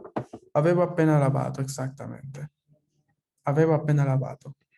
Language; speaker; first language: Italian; non-native, fluent; Spanish